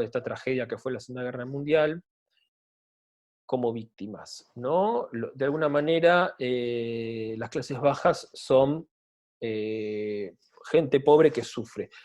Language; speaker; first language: Spanish; native; Spanish